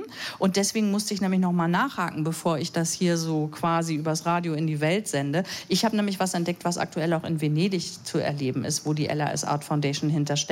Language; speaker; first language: German; native; German